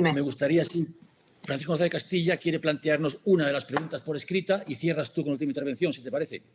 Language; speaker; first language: Spanish; native; Spanish